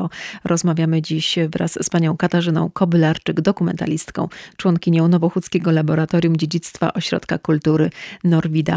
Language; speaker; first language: Polish; native; Polish